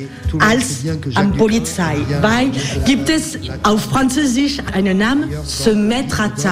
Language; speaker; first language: German; non-native, learner; French